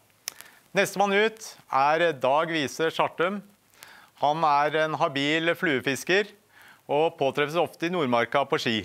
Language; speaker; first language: Norwegian; native; Norwegian